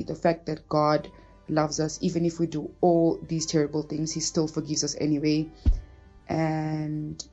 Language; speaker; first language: English; early bilingual, other home language; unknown